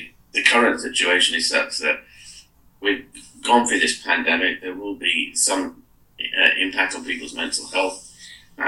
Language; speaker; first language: English; native; English